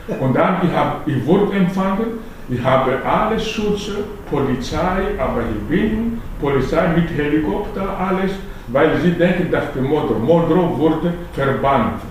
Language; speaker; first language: German; non-native, fluent; Malagasy